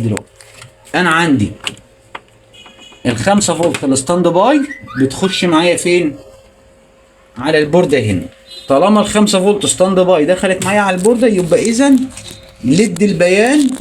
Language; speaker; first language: Arabic; native; Arabic